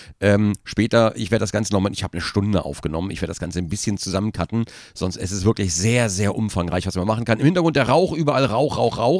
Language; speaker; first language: German; native; German